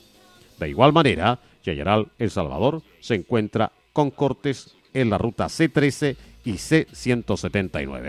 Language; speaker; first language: Spanish; native; Spanish